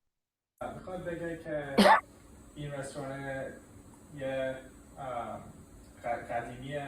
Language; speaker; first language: Persian; non-native, learner; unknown